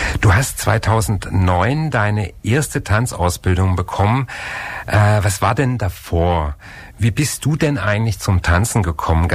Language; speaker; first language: German; native; German